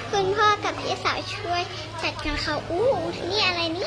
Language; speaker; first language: Thai; native; Thai